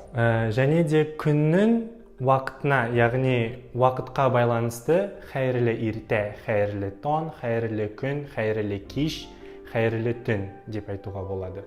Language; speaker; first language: Kazakh; non-native, local second language; Tatar